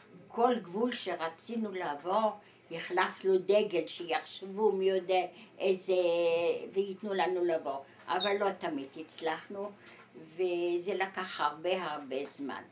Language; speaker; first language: Hebrew; early bilingual, other home language; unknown